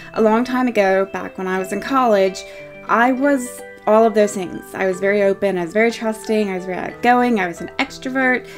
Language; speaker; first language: English; native; English